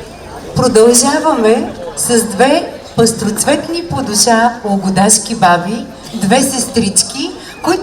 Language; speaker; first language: Bulgarian; native; Bulgarian